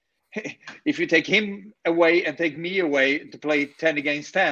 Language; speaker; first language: English; non-native, fluent; Swedish